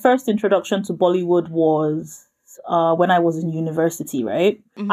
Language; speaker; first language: English; non-native, local second language; Yoruba